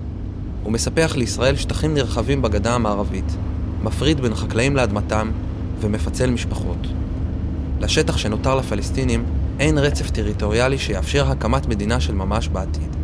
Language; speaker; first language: Hebrew; native; Hebrew